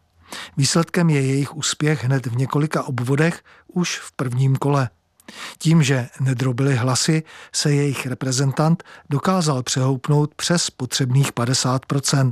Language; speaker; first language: Czech; native; Czech